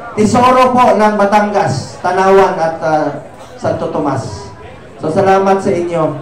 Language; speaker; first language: Filipino; non-native, local second language; Cebuano